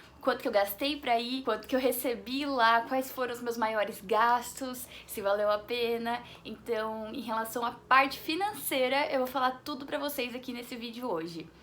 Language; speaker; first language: Portuguese; native; Portuguese